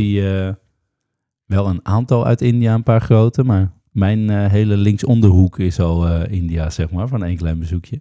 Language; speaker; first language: Dutch; native; Dutch